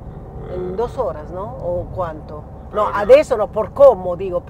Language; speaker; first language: Spanish; native; Spanish